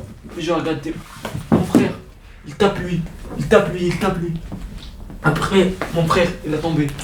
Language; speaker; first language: French; non-native, learner; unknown